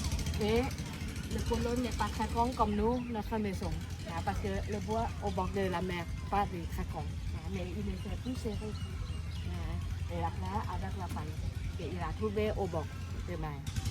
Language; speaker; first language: French; non-native, learner; Thai